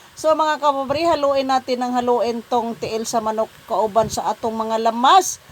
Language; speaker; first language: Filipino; non-native, local second language; Cebuano